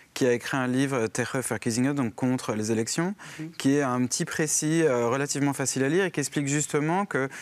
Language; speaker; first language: French; native; French